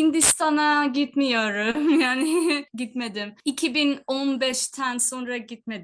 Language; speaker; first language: Turkish; non-native, fluent; Telugu